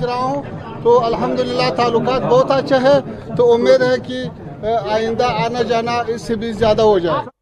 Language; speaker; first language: Hindi; non-native, fluent; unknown